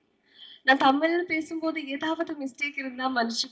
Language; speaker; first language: Tamil; non-native, learner; Malayalam